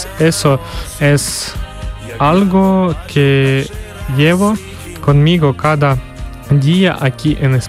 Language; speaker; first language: Spanish; non-native, learner; Ukrainian